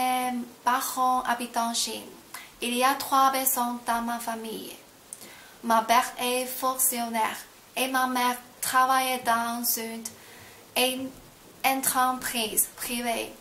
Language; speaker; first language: French; non-native, learner; Chinese